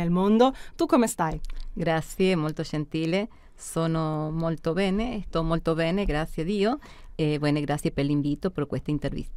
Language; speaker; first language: Italian; early bilingual, heritage; Spanish